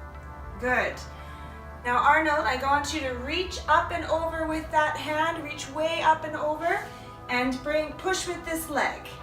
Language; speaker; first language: English; native; English